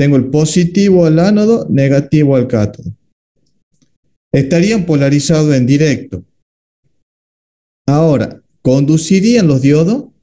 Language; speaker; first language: Spanish; native; Spanish